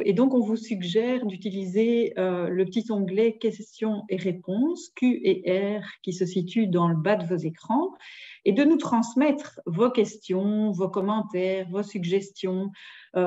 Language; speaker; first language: French; native; French